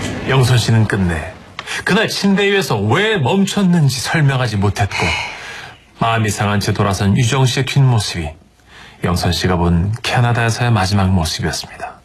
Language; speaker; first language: Korean; native; Korean